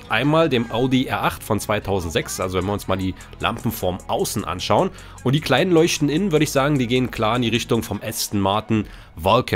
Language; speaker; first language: German; native; German